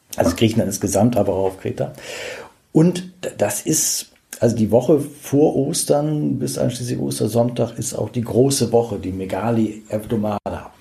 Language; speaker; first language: German; native; German